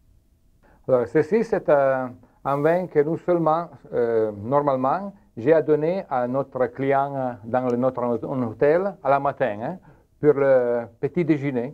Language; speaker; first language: French; non-native, learner; Italian